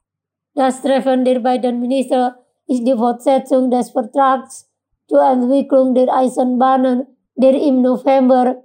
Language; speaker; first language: German; non-native, fluent; Indonesian